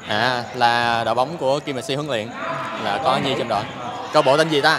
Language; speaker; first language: Vietnamese; native; Vietnamese